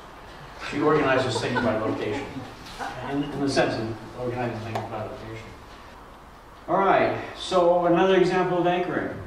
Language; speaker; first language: English; native; English